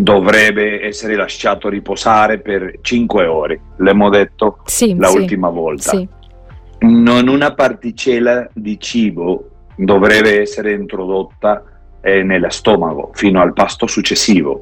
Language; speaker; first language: Italian; non-native, fluent; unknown